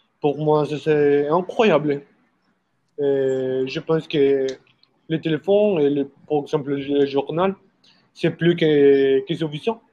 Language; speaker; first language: French; non-native, learner; Spanish